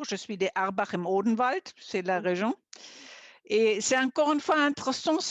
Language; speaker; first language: French; non-native, fluent; German